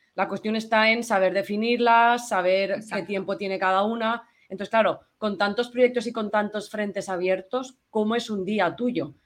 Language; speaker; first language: Spanish; native; Spanish